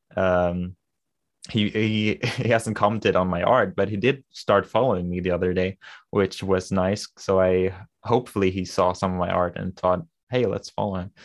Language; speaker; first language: English; non-native, fluent; Swedish